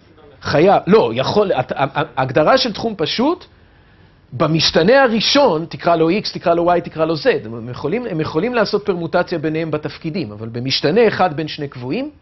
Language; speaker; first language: Hebrew; native; Hebrew